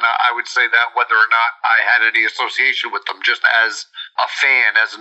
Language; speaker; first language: English; native; English